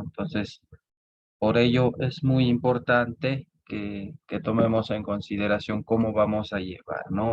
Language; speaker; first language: Spanish; native; Spanish